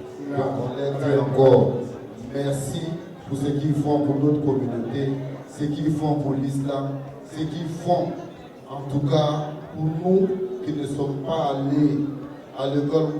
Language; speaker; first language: French; non-native, local second language; Dyula